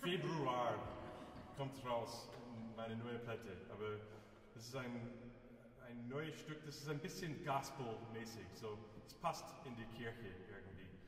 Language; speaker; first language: German; non-native, fluent; English